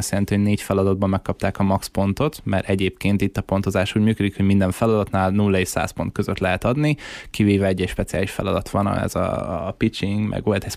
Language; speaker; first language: Hungarian; native; Hungarian